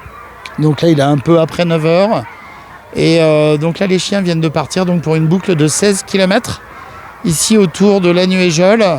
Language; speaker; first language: French; native; French